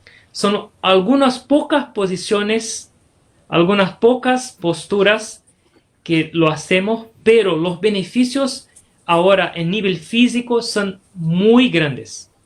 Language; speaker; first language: Spanish; non-native, fluent; Portuguese